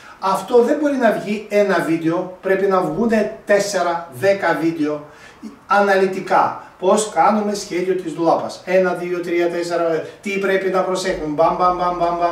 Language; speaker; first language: Greek; non-native, fluent; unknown